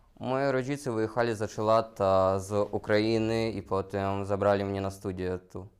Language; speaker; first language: Polish; non-native, learner; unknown